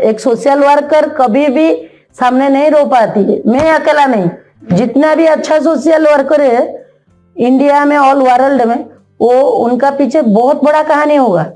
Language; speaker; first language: Hindi; non-native, local second language; Odia